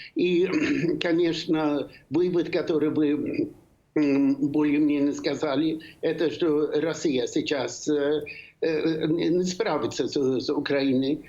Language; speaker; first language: Russian; non-native, fluent; Swedish